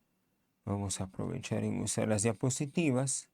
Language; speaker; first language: Spanish; native; Spanish